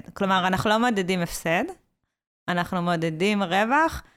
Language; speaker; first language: Hebrew; native; Hebrew